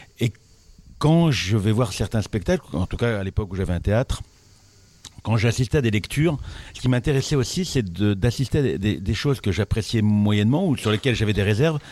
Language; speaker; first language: French; native; French